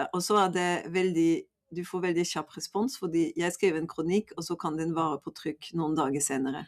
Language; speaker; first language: Norwegian; non-native, fluent; French